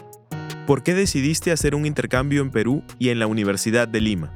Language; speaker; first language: Spanish; native; Spanish